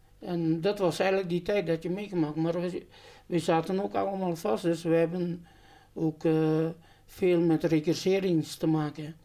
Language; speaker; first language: Dutch; native; Dutch